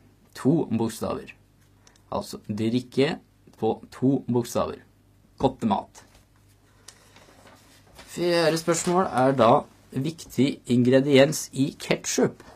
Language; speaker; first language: Norwegian; native; Norwegian